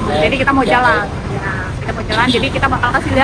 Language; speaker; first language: Indonesian; native; Indonesian